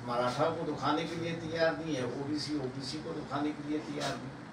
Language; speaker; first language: Hindi; non-native, local second language; Marathi